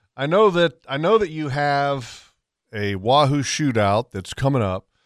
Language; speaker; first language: English; native; English